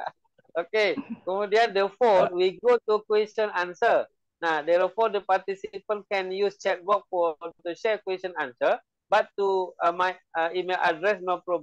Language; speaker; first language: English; non-native, learner; Indonesian